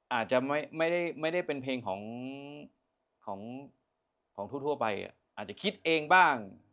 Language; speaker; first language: Thai; native; Thai